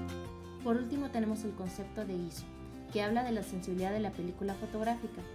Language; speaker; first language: Spanish; native; Spanish